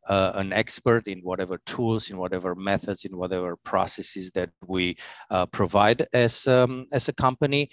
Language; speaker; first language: English; non-native, fluent; Romanian